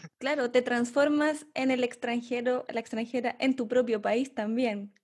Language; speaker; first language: Spanish; native; Spanish